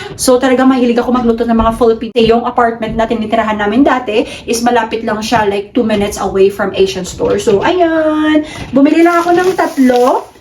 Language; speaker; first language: Filipino; non-native, local second language; Cebuano